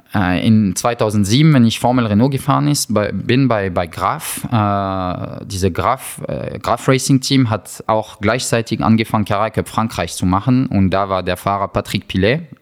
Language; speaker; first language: German; non-native, fluent; French